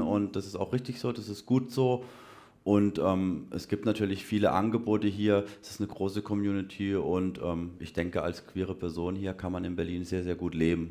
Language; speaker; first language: German; native; German